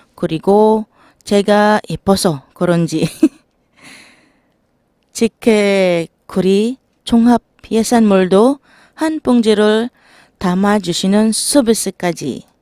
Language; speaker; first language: Korean; non-native, fluent; Filipino